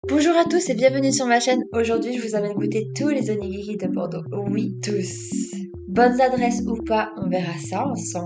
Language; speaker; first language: French; native; French